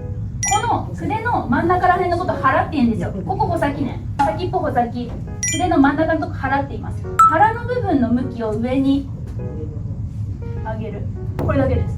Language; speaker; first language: Japanese; native; Japanese